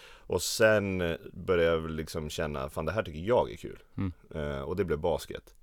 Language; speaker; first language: Swedish; native; Swedish